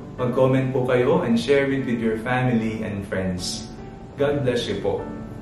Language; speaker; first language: English; non-native, local second language; Filipino